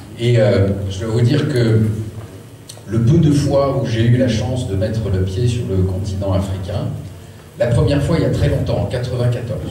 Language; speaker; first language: French; early bilingual, other home language; Swiss German